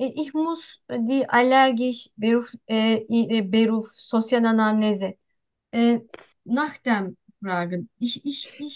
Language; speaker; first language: German; non-native, learner; Turkish